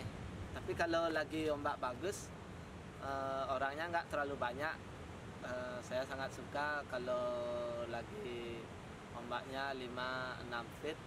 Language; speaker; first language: Indonesian; non-native, local second language; Balinese